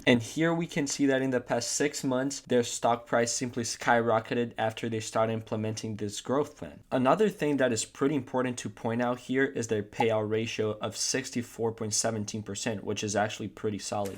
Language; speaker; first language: English; non-native, fluent; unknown